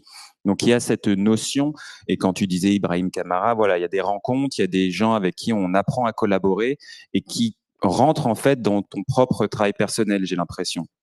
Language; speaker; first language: French; native; French